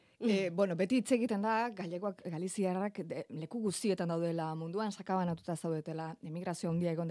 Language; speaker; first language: Basque; native; Basque